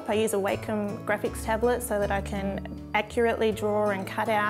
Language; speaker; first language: English; native; English